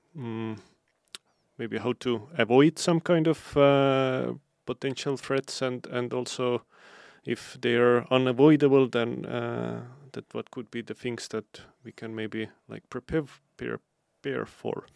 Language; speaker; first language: English; non-native, fluent; Estonian